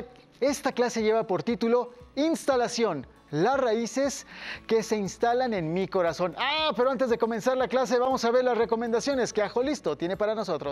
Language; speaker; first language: Spanish; native; Spanish